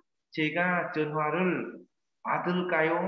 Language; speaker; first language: Korean; non-native, fluent; Vietnamese